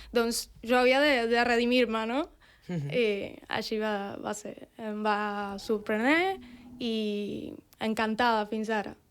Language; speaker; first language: Catalan; non-native, fluent; Spanish